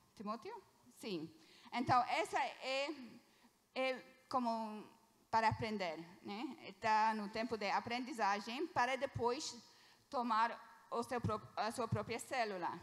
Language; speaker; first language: Portuguese; non-native, fluent; English